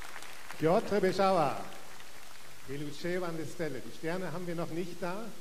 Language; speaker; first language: German; native; German